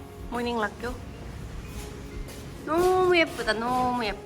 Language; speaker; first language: Korean; native; Korean